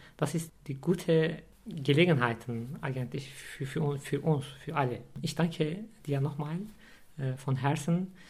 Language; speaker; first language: German; non-native, fluent; Turkish